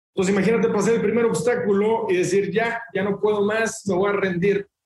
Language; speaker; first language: Spanish; native; Spanish